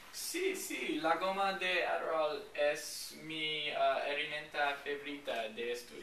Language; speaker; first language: Spanish; non-native, learner; English